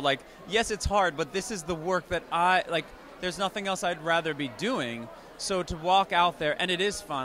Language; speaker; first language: English; native; English